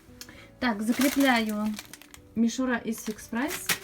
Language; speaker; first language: Russian; native; Russian